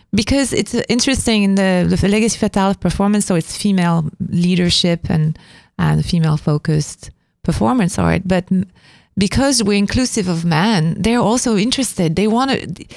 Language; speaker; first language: English; non-native, fluent; French